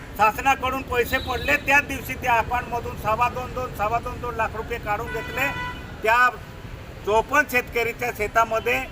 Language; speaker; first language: Marathi; non-native, local second language; Bhili